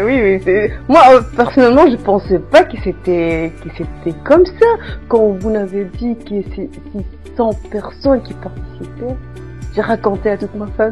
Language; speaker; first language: French; non-native, learner; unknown